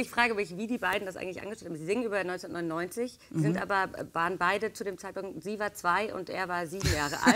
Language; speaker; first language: German; native; German